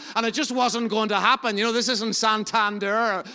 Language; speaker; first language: English; native; English